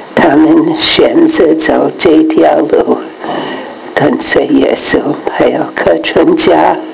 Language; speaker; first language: Chinese; non-native, fluent; English